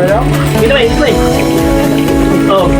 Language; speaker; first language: Filipino; non-native, local second language; Cebuano